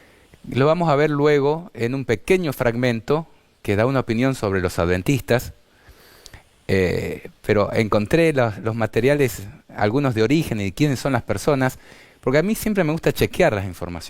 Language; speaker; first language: Spanish; native; Spanish